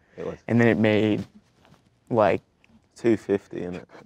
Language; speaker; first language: English; native; English